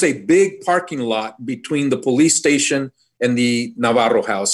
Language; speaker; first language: English; native; English